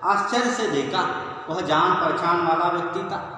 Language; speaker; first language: Hindi; non-native, local second language; Kannada